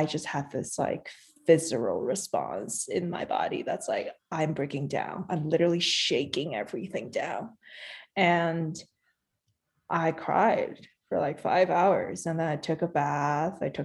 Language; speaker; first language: English; non-native, local second language; Cantonese